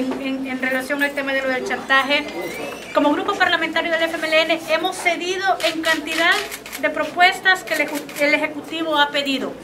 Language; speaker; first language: Spanish; native; Spanish